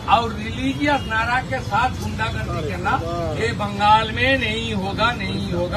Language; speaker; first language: Hindi; non-native, local second language; Bangla